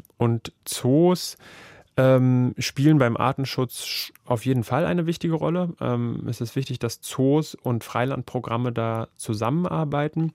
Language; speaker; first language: German; native; German